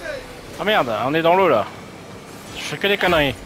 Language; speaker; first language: French; native; French